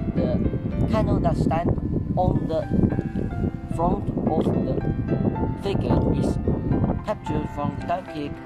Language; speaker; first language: English; non-native, fluent; Chinese